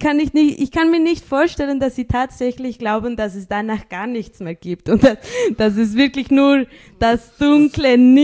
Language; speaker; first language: German; early bilingual, other home language; Spanish